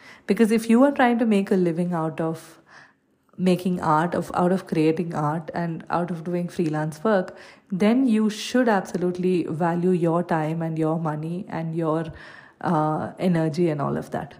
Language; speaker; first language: English; non-native, local second language; Malayalam